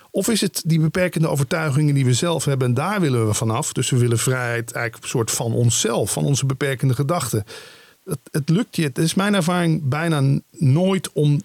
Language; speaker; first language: Dutch; native; Dutch